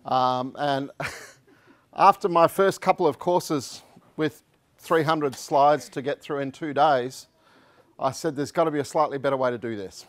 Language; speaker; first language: English; native; English